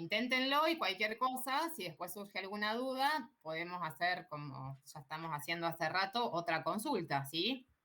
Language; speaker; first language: Spanish; native; Spanish